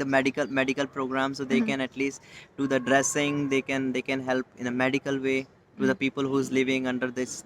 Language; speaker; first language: English; non-native, local second language; Hindi